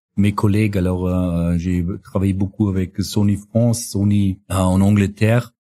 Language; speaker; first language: French; non-native, learner; German